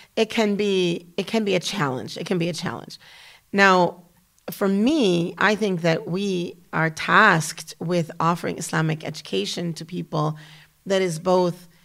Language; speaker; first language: English; native; English